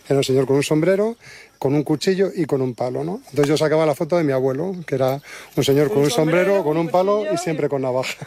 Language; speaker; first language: Spanish; native; Spanish